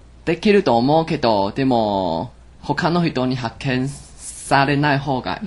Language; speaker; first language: Japanese; non-native, learner; Chinese